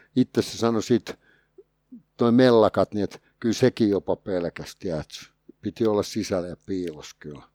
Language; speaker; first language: Finnish; native; Finnish